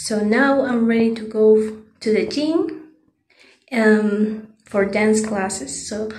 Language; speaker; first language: English; non-native, learner; Spanish